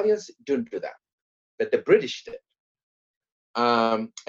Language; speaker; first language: English; non-native, fluent; Tigrinya